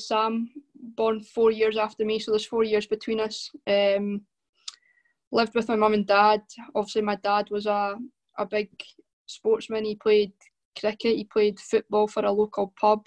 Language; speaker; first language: English; native; English